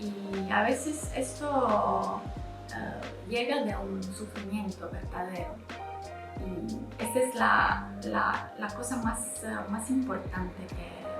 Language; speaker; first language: Spanish; non-native, fluent; Italian